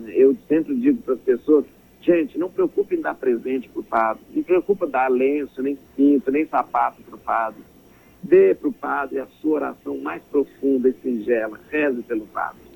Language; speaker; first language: Portuguese; native; Portuguese